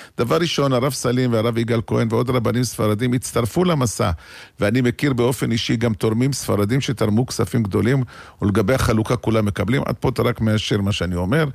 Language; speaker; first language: Hebrew; native; Hebrew